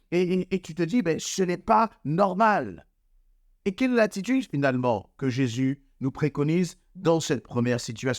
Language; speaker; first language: French; native; French